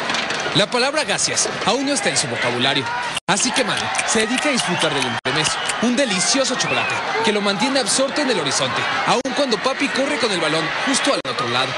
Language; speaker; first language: Spanish; native; Spanish